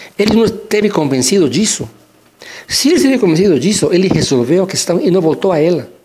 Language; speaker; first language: Portuguese; non-native, fluent; Spanish